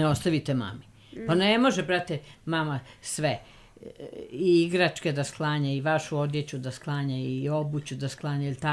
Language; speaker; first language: Serbian; native; Serbian